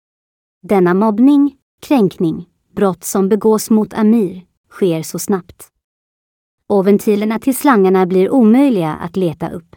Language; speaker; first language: Swedish; native; Swedish